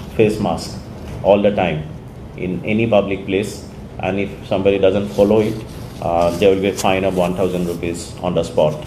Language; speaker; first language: English; non-native, local second language; Assamese